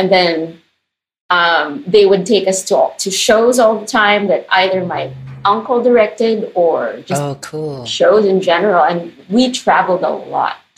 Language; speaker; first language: English; non-native, local second language; Filipino